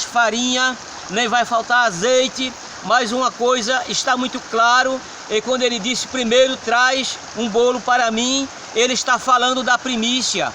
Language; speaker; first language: Portuguese; native; Portuguese